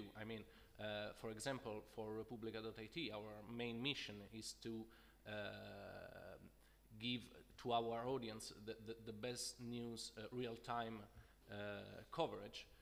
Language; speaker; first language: English; non-native, fluent; Italian